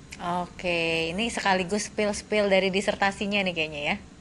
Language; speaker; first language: Indonesian; native; Indonesian